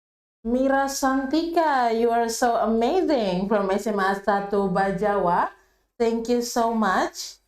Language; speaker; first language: English; non-native, fluent; Indonesian